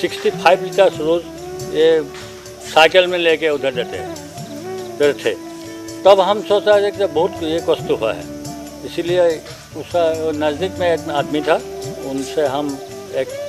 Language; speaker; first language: Hindi; non-native, local second language; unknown